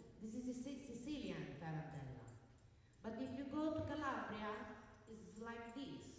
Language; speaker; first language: English; non-native, learner; Italian